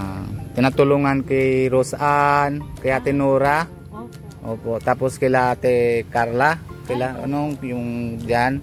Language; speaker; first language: Filipino; non-native, local second language; Bikol